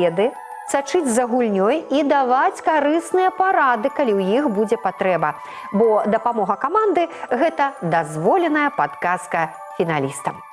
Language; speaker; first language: Belarusian; native; Belarusian